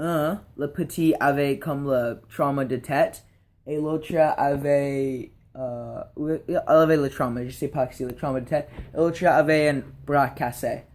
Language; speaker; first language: French; non-native, learner; English